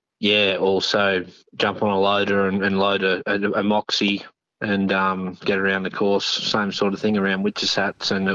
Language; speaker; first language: English; native; English